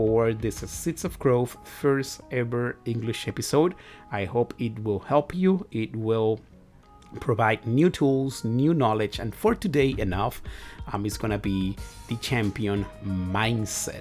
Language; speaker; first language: English; non-native, fluent; Spanish